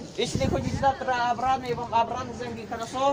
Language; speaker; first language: Russian; non-native, learner; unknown